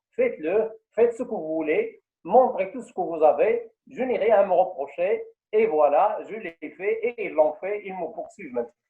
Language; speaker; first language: French; non-native, local second language; Arabic